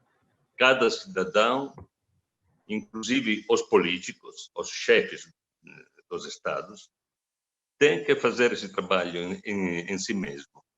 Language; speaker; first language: Portuguese; non-native, fluent; Italian